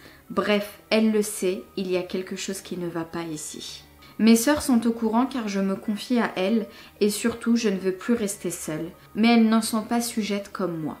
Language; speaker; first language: French; native; French